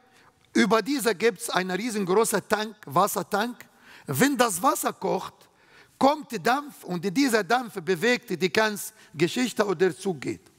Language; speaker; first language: German; non-native, fluent; Arabic